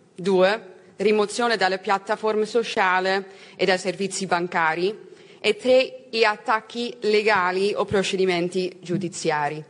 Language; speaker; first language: Italian; non-native, learner; Dutch